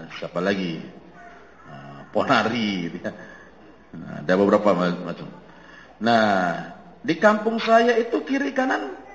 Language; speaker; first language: Indonesian; non-native, local second language; Javanese